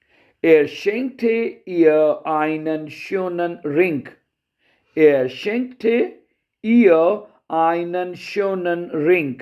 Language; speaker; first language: German; non-native, fluent; Urdu